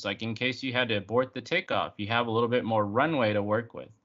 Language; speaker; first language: English; native; English